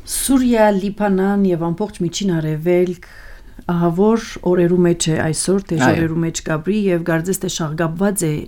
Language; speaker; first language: Armenian; early bilingual, heritage; Armenian